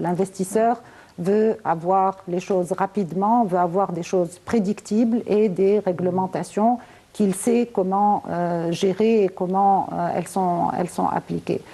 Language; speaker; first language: French; non-native, local second language; Arabic